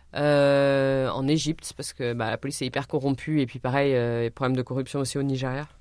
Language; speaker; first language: French; native; French